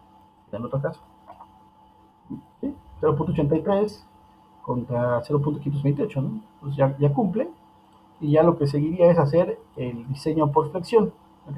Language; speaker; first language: Spanish; native; Spanish